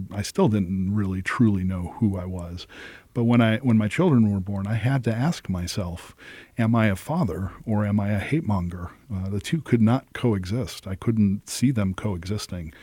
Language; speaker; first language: English; early bilingual, other home language; Italian